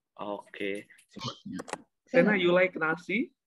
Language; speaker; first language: English; non-native, learner; Indonesian